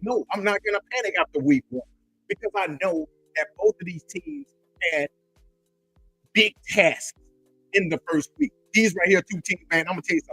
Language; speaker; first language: English; native; English